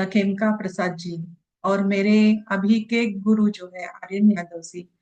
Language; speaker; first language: Hindi; non-native, local second language; Marathi